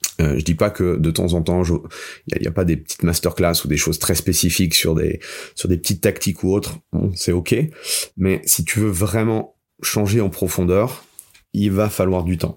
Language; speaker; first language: French; native; French